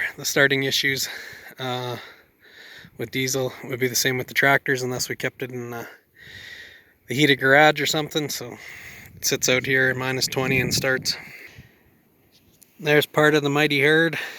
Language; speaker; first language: English; native; English